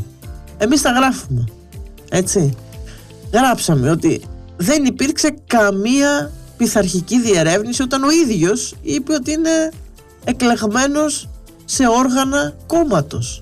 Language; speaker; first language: Greek; native; Greek